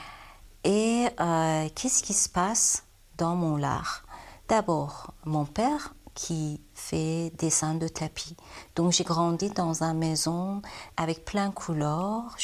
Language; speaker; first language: French; non-native, learner; Persian